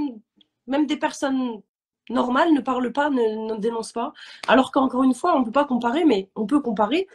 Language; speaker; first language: French; native; French